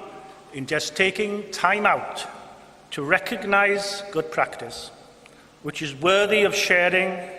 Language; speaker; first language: English; non-native, local second language; Welsh